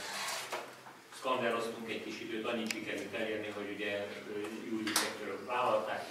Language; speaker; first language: Hungarian; native; Hungarian